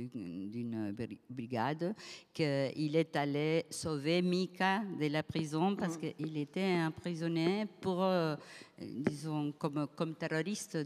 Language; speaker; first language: French; non-native, fluent; Spanish